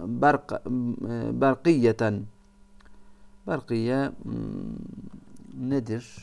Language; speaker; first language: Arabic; non-native, fluent; Turkish